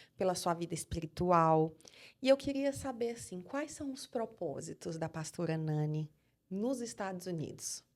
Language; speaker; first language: Portuguese; native; Portuguese